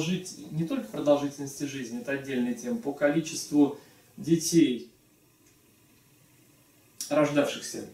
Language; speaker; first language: Russian; native; Russian